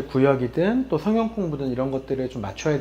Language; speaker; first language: Korean; native; Korean